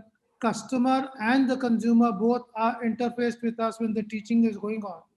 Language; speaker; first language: English; non-native, local second language; Hindi